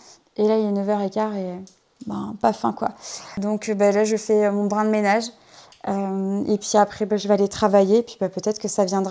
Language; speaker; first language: French; native; French